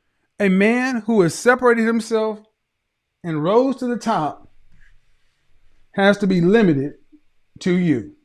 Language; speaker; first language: English; native; English